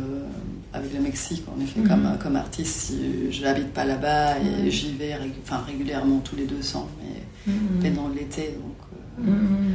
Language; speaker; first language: French; non-native, fluent; Spanish